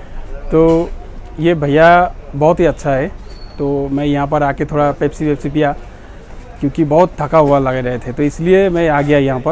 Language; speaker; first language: Hindi; non-native, local second language; Bangla